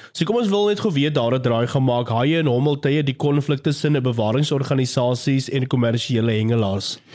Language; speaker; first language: Afrikaans; native; Afrikaans